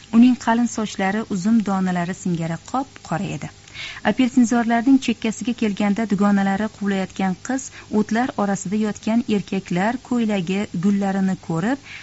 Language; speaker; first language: Uzbek; native; Uzbek